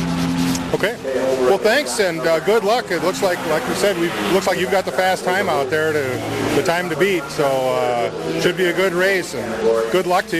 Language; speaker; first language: English; native; English